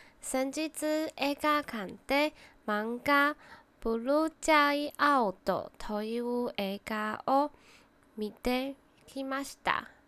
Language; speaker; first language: Japanese; non-native, learner; Chinese